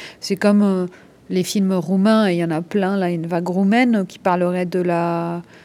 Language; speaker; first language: French; non-native, local second language; Arabic